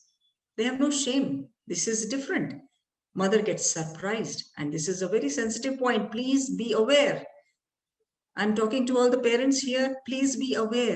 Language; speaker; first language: English; non-native, local second language; Malayalam